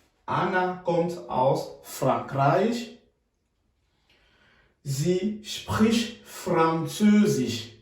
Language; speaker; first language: German; non-native, fluent; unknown